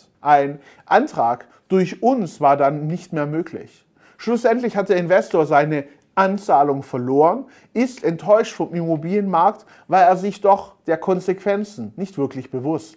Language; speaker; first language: German; native; German